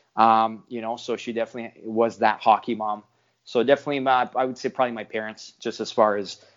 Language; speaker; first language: English; non-native, fluent; French